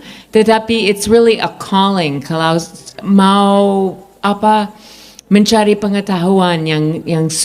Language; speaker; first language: Indonesian; non-native, fluent; English